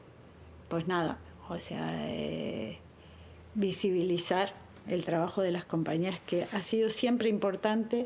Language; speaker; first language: Spanish; native; Spanish